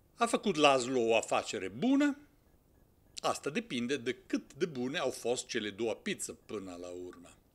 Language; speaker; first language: Romanian; non-native, fluent; Italian